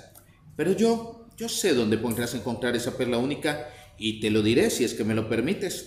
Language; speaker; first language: Spanish; native; Spanish